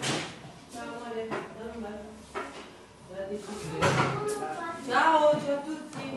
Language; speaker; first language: Italian; native; Italian